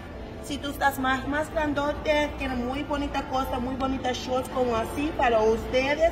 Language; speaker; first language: Spanish; early bilingual, heritage; English